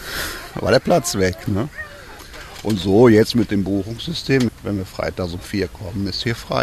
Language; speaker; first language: German; native; German